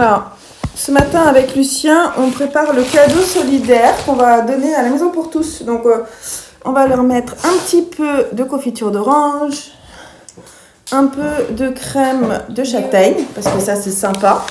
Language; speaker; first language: French; native; French